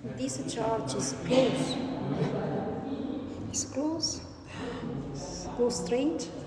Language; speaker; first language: English; non-native, learner; Italian